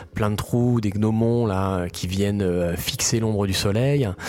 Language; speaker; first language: French; native; French